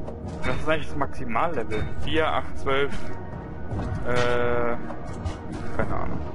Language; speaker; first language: German; native; German